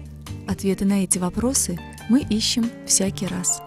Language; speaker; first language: Russian; native; Russian